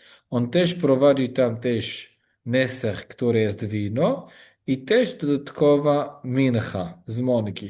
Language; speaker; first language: Polish; non-native, learner; Hebrew